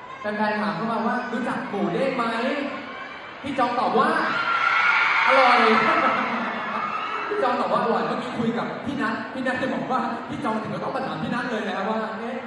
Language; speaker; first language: Thai; native; Thai